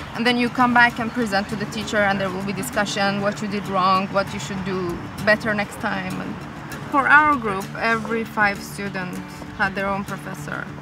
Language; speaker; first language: English; non-native, fluent; Swedish